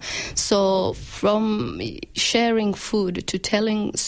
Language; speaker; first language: English; non-native, local second language; Somali